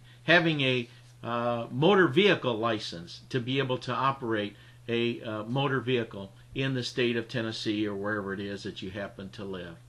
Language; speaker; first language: English; native; English